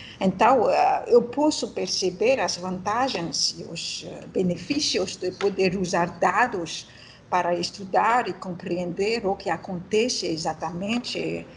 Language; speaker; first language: Portuguese; non-native, learner; French